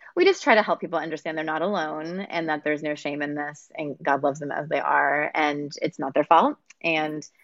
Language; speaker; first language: English; native; English